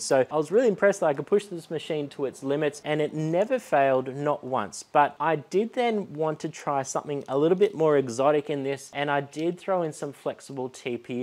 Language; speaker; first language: English; native; English